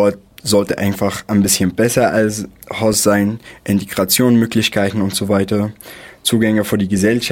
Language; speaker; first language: German; non-native, fluent; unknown